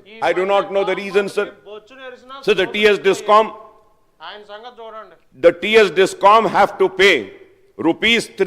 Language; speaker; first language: English; non-native, local second language; Urdu